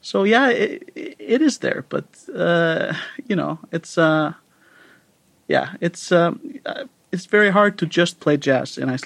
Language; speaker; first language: English; non-native, fluent; Icelandic